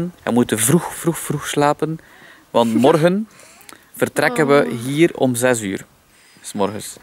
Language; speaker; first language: Dutch; native; Dutch